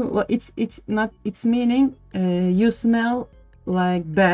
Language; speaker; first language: English; non-native, learner; Turkish